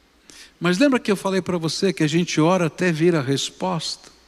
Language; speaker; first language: Portuguese; native; Portuguese